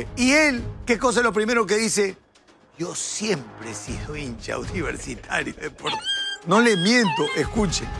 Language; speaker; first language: Spanish; native; Spanish